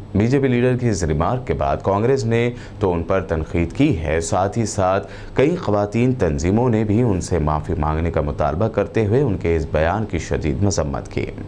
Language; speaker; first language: Urdu; native; Urdu